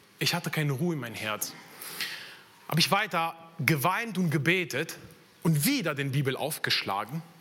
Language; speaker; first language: German; non-native, fluent; Italian